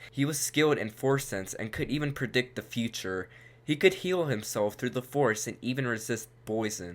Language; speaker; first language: English; native; English